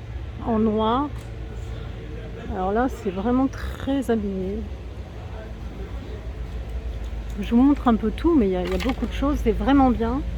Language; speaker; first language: French; native; French